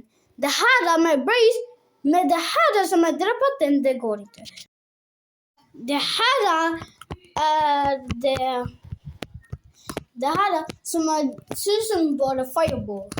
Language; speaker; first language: Swedish; non-native, local second language; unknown